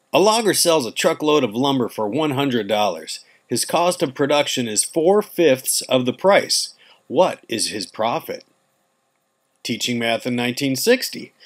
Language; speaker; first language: English; native; English